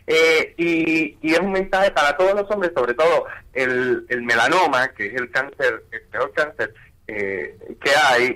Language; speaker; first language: Spanish; native; Spanish